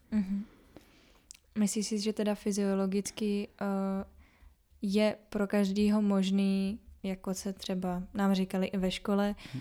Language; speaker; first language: Czech; native; Czech